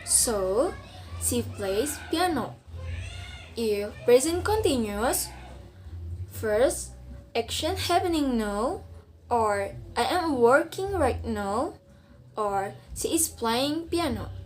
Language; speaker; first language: English; non-native, learner; Indonesian